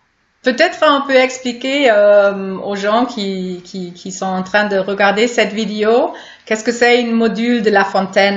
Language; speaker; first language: French; non-native, fluent; German